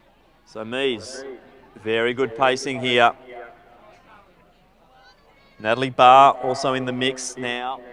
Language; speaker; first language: English; native; English